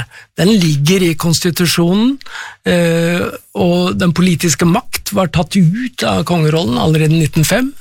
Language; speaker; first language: Norwegian; native; Norwegian